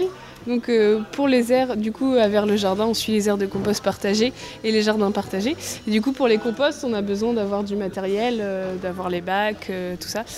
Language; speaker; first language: French; native; French